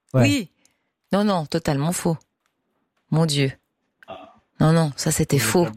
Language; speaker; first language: French; native; French